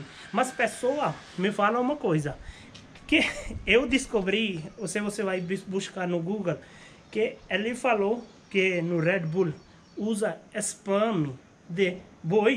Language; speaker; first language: Portuguese; non-native, learner; Hindi